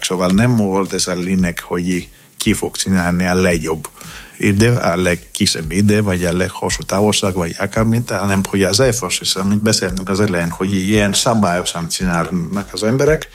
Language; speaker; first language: Hungarian; non-native, learner; Greek